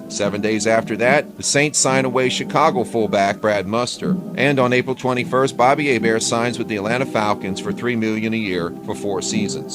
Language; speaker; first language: English; native; English